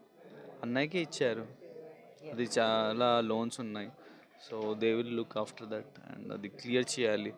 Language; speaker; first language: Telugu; non-native, local second language; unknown